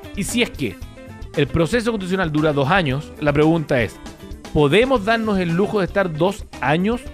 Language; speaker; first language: Spanish; native; Spanish